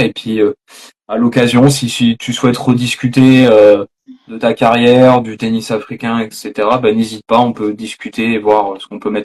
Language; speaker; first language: French; native; French